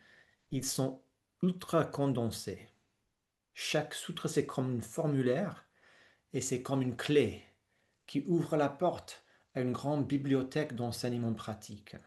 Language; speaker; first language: French; non-native, fluent; English